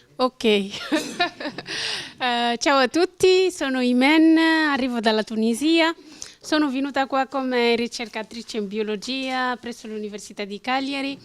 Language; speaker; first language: Italian; non-native, fluent; Arabic